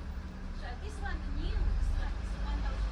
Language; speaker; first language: English; non-native, learner; Cantonese